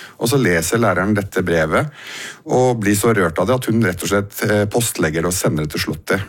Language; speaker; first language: Norwegian; early bilingual, other home language; Arabic